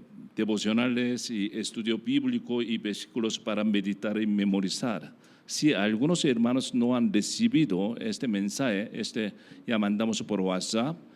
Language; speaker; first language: Spanish; non-native, learner; Korean